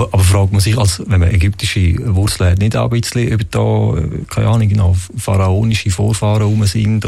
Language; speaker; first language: German; native; German